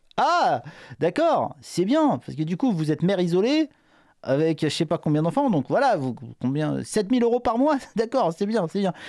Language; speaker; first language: French; native; French